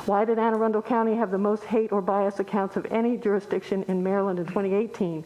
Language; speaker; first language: English; native; English